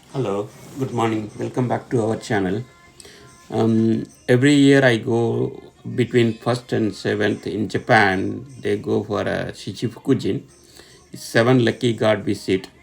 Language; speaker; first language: English; non-native, local second language; Tamil